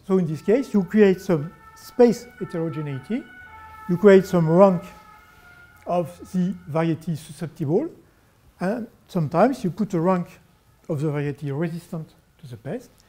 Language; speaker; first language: English; non-native, fluent; French